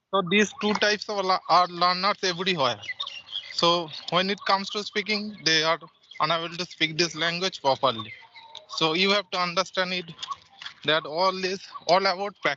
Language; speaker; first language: English; non-native, local second language; Santali